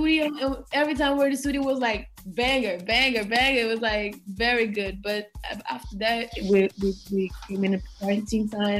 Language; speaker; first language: English; non-native, learner; Kabuverdianu